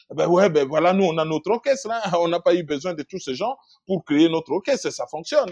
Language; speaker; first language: French; non-native, local second language; Lingala